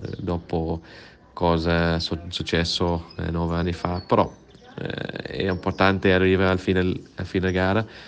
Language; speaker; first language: Italian; non-native, learner; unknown